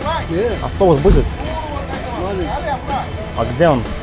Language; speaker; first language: Russian; non-native, learner; Lithuanian